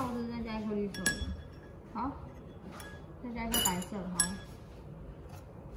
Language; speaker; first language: Chinese; native; Chinese